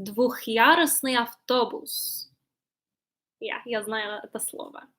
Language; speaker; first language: Russian; non-native, learner; English